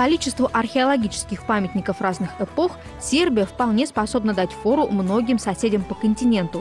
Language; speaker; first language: Russian; native; Russian